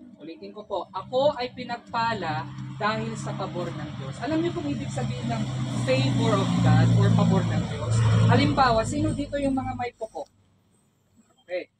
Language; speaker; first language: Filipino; non-native, local second language; Iloko